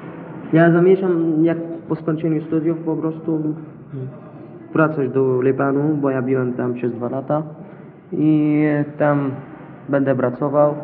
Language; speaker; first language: Polish; non-native, learner; Arabic